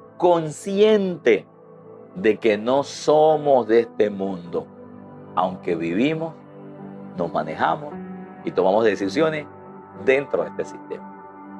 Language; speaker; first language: Spanish; native; Spanish